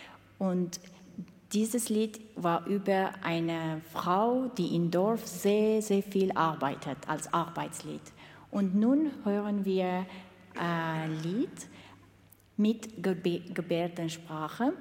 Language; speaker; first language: German; non-native, learner; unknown